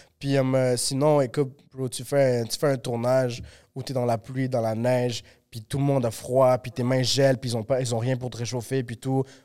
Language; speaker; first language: French; early bilingual, other home language; Spanish